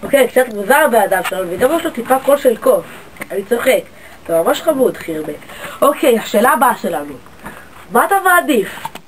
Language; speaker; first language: Hebrew; native; Hebrew